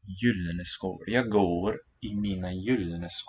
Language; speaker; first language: Swedish; non-native, learner; English